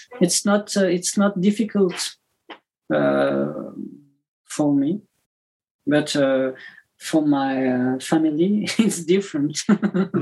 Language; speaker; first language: English; non-native, learner; French